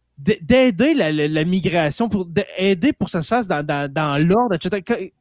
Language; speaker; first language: French; native; French